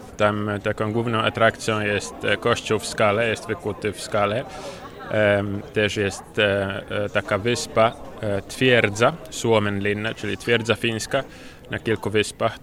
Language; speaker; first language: Polish; non-native, fluent; Finnish